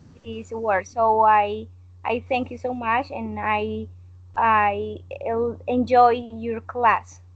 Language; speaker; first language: English; non-native, learner; Spanish